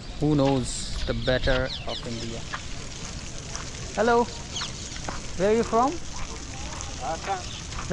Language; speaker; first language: English; non-native, learner; Hindi